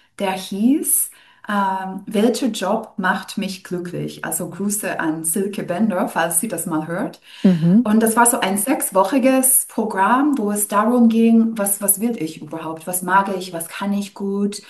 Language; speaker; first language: German; non-native, fluent; English